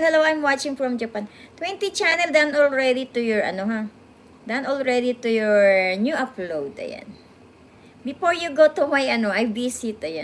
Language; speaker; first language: English; non-native, local second language; Filipino